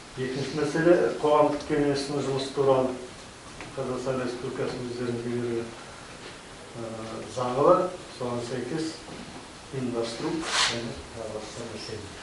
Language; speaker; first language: Kazakh; native; Kazakh